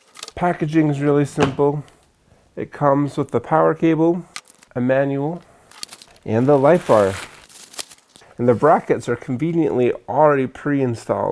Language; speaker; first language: English; native; English